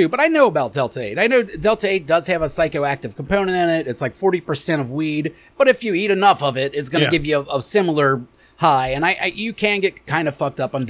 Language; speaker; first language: English; native; English